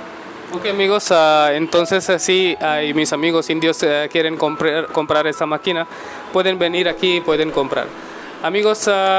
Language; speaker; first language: Spanish; non-native, learner; Hindi